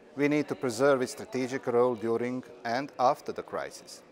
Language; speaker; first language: English; non-native, fluent; Croatian